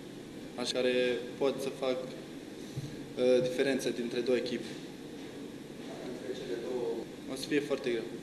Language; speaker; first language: Romanian; non-native, learner; Bosnian